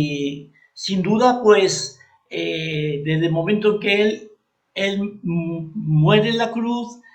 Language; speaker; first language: Spanish; native; Spanish